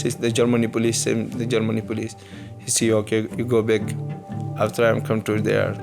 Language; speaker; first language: English; non-native, learner; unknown